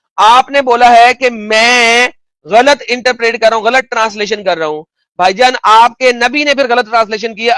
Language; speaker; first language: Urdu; non-native, local second language; Punjabi